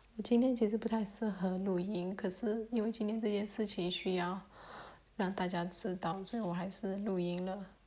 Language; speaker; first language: Chinese; early bilingual, heritage; Chinese